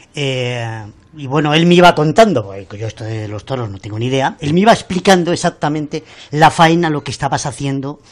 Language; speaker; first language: Spanish; native; Spanish